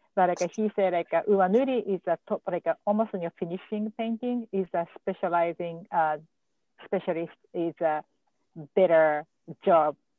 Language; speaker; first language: English; non-native, fluent; Japanese